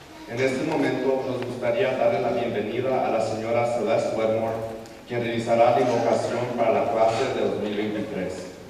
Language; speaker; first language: Spanish; early bilingual, heritage; Spanish